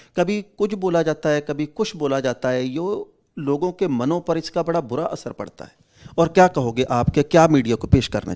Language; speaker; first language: Hindi; non-native, local second language; Punjabi